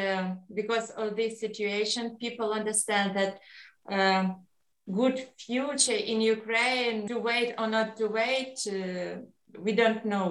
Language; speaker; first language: English; non-native, learner; Ukrainian